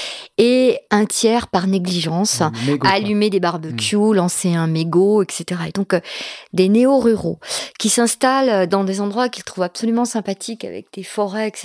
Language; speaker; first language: French; native; French